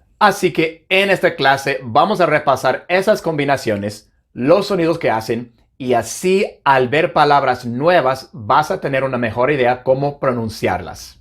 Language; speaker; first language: Spanish; non-native, fluent; English